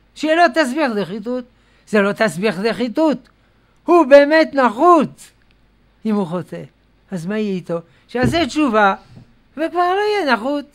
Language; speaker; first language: Hebrew; non-native, fluent; French